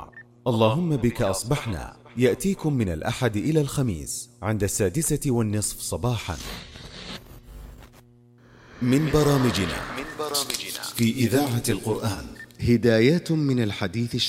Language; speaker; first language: Arabic; native; Arabic